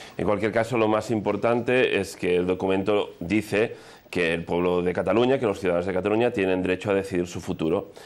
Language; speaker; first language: Spanish; non-native, local second language; Catalan